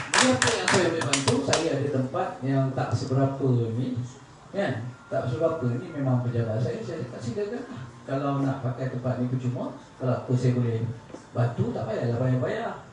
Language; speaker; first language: Malay; native; Malay